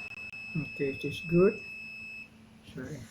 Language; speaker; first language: English; non-native, learner; Indonesian